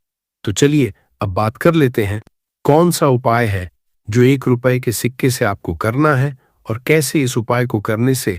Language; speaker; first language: Hindi; native; Hindi